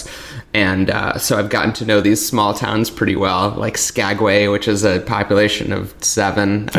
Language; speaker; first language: English; native; English